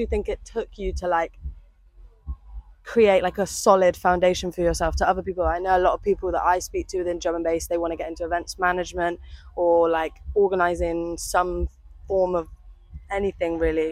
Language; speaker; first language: English; native; English